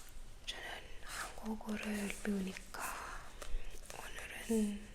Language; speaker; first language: Korean; non-native, learner; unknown